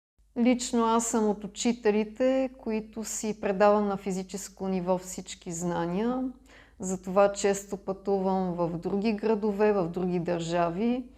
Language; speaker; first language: Bulgarian; non-native, fluent; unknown